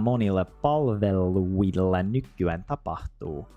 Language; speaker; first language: Finnish; non-native, learner; English